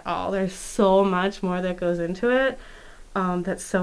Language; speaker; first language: English; native; English